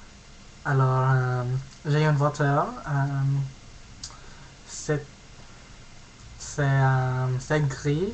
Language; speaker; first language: French; non-native, learner; English